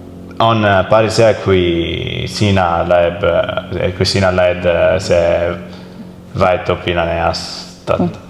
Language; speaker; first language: Estonian; non-native, learner; Italian